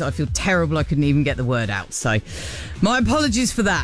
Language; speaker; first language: English; native; English